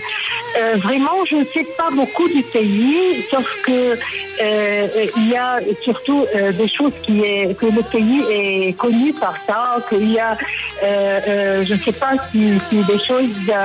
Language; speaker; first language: French; non-native, local second language; Arabic